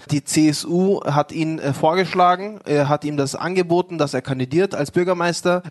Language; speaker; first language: German; early bilingual, other home language; Turkish